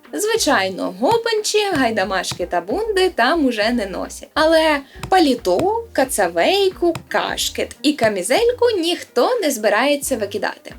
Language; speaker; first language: Ukrainian; native; Ukrainian